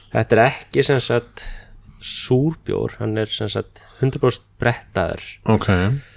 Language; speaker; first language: Icelandic; non-native, fluent; English